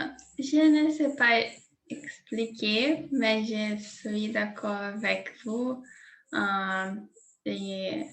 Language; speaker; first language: French; non-native, learner; Portuguese